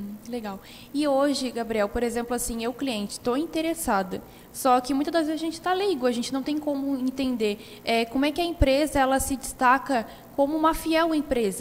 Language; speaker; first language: Portuguese; native; Portuguese